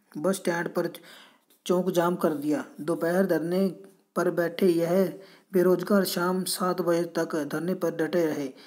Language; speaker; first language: Hindi; non-native, local second language; Punjabi